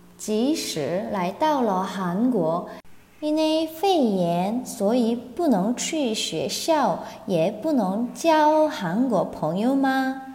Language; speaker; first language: Chinese; non-native, fluent; Korean